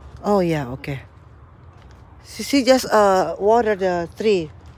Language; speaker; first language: English; non-native, learner; Indonesian